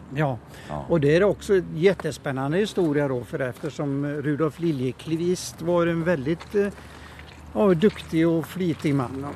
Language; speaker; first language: Swedish; native; Swedish